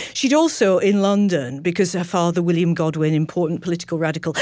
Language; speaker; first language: English; native; English